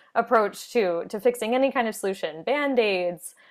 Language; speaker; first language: English; native; English